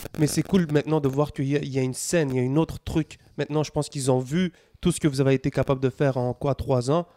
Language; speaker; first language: French; native; French